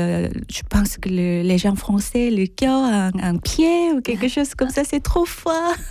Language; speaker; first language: French; non-native, fluent; Korean